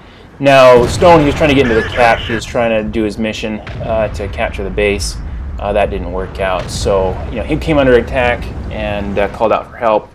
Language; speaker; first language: English; native; English